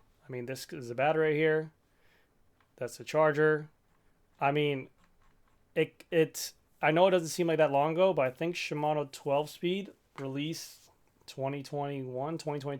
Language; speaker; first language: English; native; English